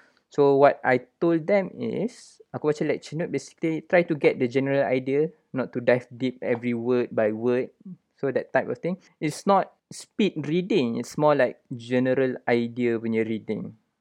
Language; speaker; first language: English; non-native, local second language; Malay